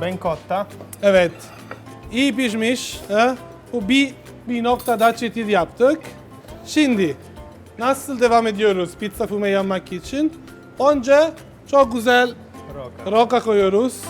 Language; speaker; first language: Turkish; non-native, learner; Italian